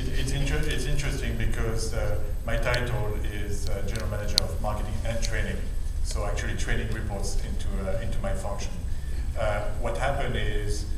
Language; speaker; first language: English; non-native, local second language; French